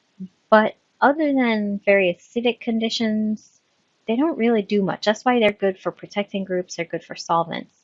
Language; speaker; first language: English; native; English